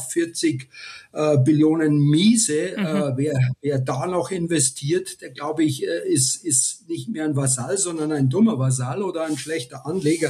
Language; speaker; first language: German; native; German